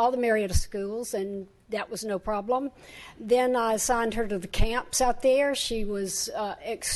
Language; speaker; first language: English; native; English